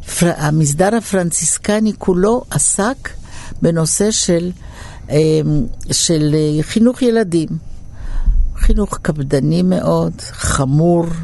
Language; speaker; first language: Hebrew; early bilingual, other home language; Polish